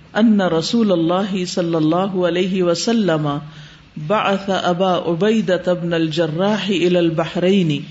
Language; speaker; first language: Urdu; native; Urdu